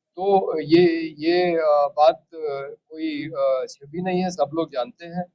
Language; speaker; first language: Hindi; native; Hindi